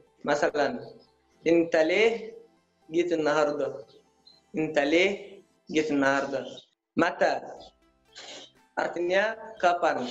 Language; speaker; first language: Indonesian; non-native, learner; Arabic